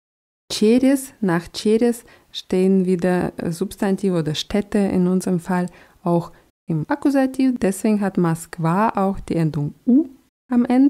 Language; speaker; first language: German; non-native, fluent; Russian